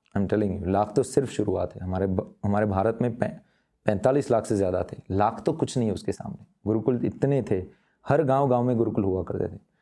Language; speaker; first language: Hindi; non-native, local second language; Gujarati